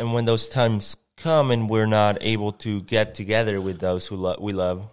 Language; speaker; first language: English; non-native, fluent; Spanish